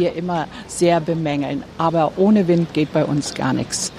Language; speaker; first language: German; native; German